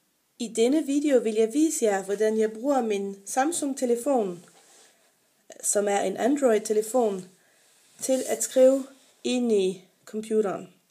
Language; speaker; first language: Danish; non-native, fluent; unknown